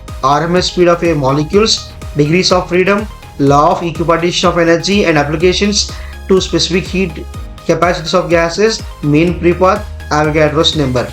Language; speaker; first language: English; non-native, local second language; Telugu